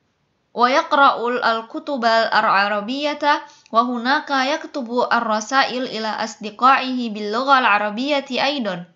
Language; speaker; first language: Arabic; non-native, fluent; Indonesian